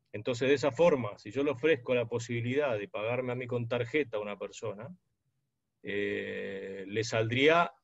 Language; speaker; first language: Spanish; native; Spanish